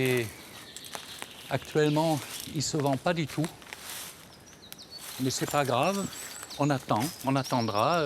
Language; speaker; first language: French; native; French